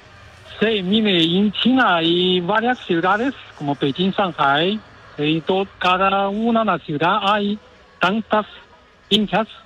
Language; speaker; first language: Spanish; non-native, learner; Chinese